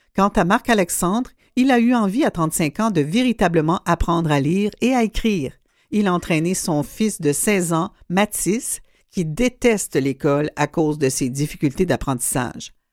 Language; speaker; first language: French; native; French